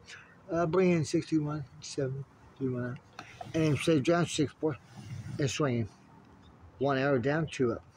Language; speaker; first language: English; native; English